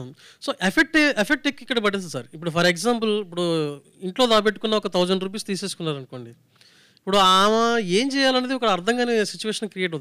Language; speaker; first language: Telugu; native; Telugu